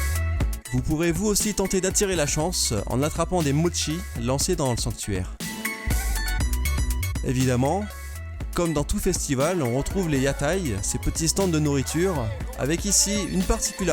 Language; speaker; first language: French; native; French